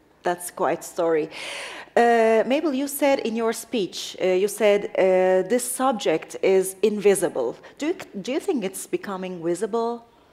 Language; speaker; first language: English; non-native, fluent; Turkish